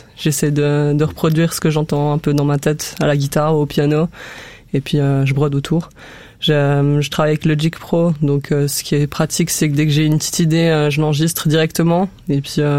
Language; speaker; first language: French; native; French